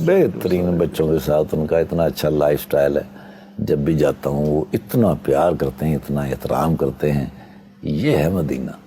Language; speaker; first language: Urdu; non-native, local second language; Punjabi